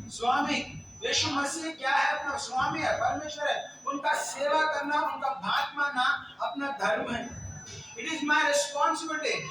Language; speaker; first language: Hindi; non-native, local second language; Telugu